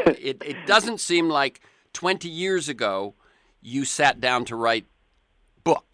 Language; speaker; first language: English; native; English